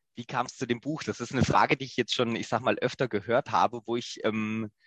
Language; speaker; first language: German; native; German